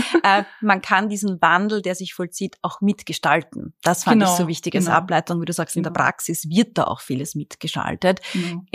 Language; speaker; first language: German; native; German